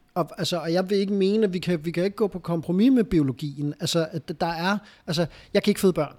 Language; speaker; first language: Danish; early bilingual, other home language; Spanish